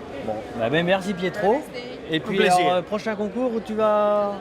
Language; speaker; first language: French; native; French